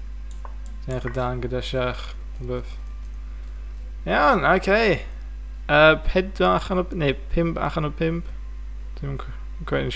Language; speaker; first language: Welsh; non-native, fluent; English